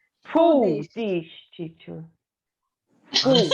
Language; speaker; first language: English; non-native, learner; Portuguese